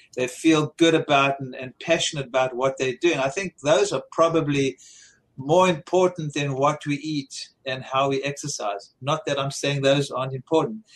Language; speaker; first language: English; native; English